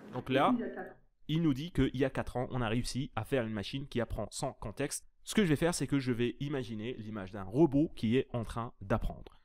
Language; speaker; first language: French; native; French